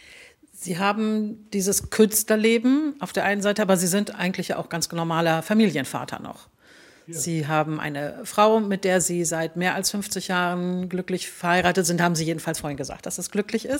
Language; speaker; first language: German; native; German